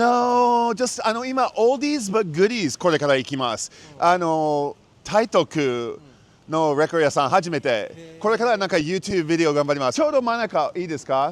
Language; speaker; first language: Japanese; non-native, learner; English